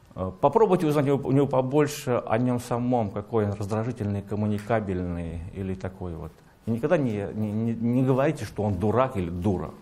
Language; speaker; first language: Russian; native; Russian